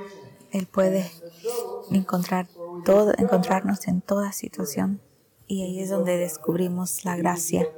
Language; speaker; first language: Spanish; early bilingual, heritage; Spanish